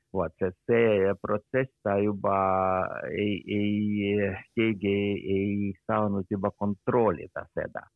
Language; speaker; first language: Estonian; non-native, local second language; Russian